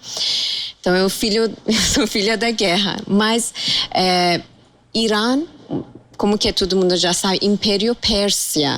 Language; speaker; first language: Portuguese; non-native, fluent; Persian